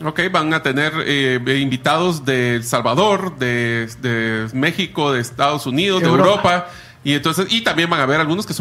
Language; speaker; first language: Spanish; native; Spanish